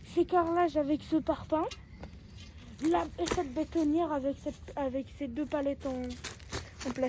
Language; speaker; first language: French; native; French